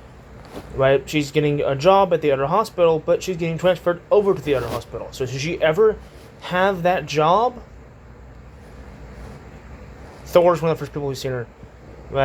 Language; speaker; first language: English; native; English